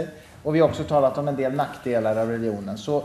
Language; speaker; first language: Swedish; native; Swedish